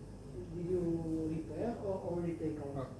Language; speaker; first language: English; non-native, fluent; Romanian